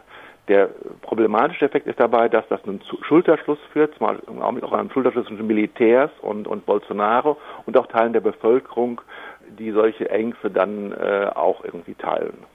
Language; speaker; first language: German; native; German